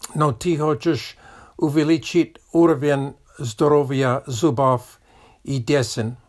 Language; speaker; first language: Russian; non-native, learner; English